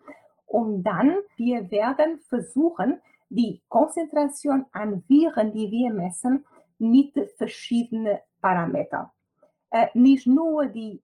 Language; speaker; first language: German; non-native, fluent; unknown